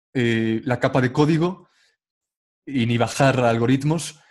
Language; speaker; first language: Spanish; native; Spanish